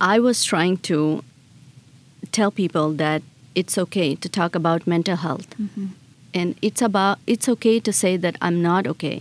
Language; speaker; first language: English; non-native, local second language; Khowar